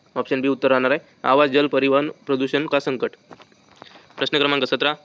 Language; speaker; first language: Hindi; non-native, local second language; Marathi